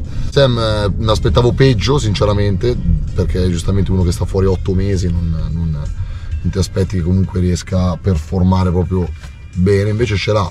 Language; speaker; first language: Italian; native; Italian